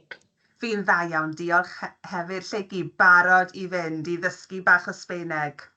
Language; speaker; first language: Welsh; native; Welsh